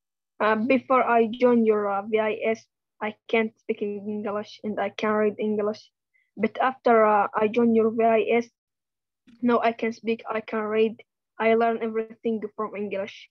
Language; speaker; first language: English; non-native, learner; Arabic